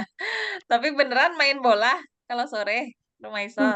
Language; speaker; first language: Indonesian; native; Indonesian